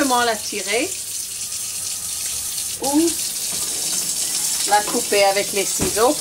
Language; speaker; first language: French; non-native, learner; English